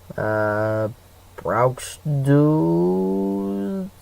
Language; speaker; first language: German; non-native, learner; English